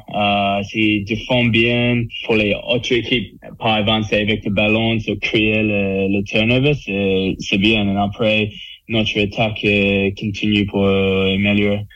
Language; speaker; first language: French; non-native, learner; English